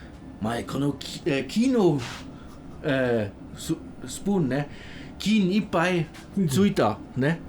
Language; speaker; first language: Japanese; non-native, learner; German